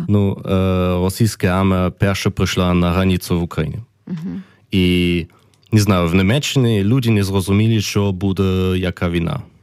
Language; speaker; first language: Ukrainian; early bilingual, heritage; German